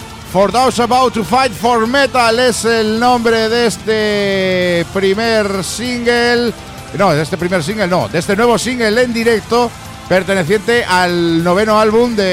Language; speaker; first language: Spanish; native; Spanish